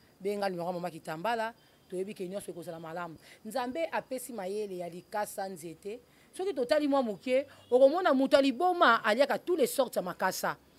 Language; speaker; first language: Lingala; native; Lingala